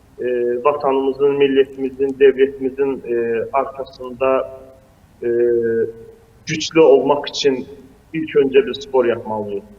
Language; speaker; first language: Turkish; non-native, fluent; Azerbaijani